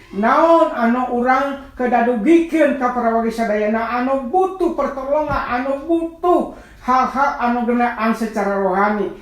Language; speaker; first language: Sundanese; non-native, local second language; Nias